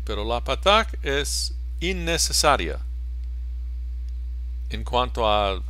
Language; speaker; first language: Spanish; non-native, fluent; English